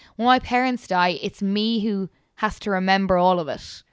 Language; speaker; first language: English; native; English